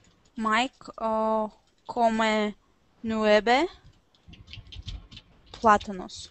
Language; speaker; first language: Spanish; non-native, learner; Russian